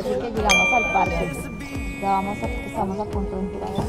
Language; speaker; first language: Spanish; native; Spanish